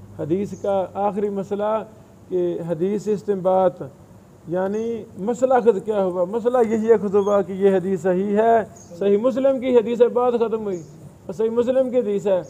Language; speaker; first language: Urdu; non-native, local second language; Punjabi